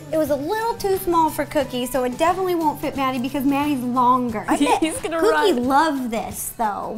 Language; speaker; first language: English; native; English